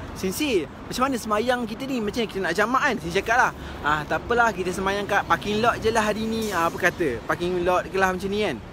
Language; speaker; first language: Malay; native; Malay